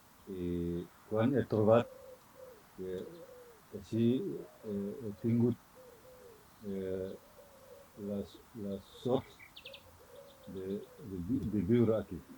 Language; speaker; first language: Catalan; non-native, learner; Fula